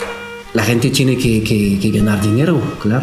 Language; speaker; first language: Spanish; non-native, learner; French